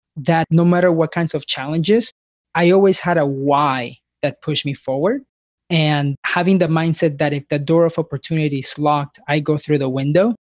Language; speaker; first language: English; early bilingual, other home language; Spanish